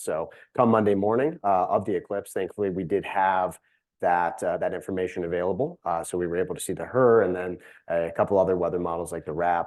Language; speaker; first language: English; native; English